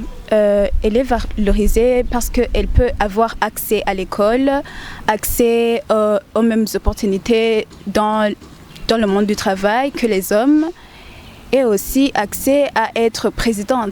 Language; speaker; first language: French; non-native, local second language; Rundi